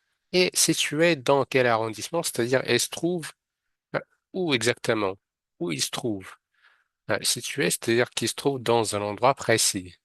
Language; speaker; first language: French; non-native, fluent; Arabic